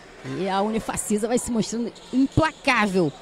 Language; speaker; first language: Portuguese; native; Portuguese